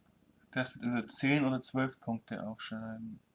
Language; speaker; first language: German; native; German